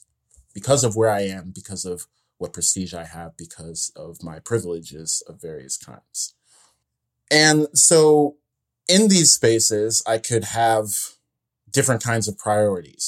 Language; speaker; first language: English; native; English